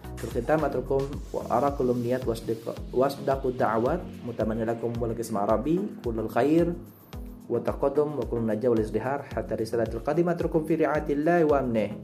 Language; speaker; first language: Arabic; non-native, fluent; Indonesian